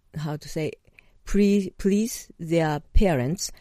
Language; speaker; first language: English; non-native, fluent; Japanese